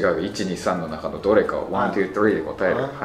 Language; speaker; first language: Japanese; native; Japanese